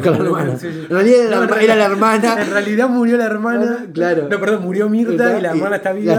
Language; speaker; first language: Spanish; native; Spanish